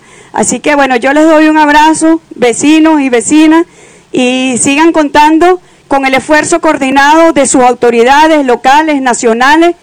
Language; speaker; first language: Spanish; native; Spanish